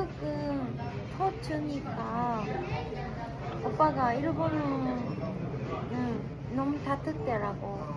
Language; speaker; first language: Korean; non-native, learner; Japanese